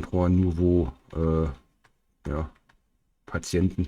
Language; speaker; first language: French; non-native, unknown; German